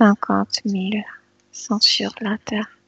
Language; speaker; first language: French; non-native, fluent; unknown